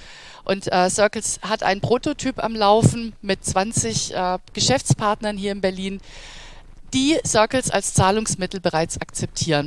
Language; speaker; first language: German; native; German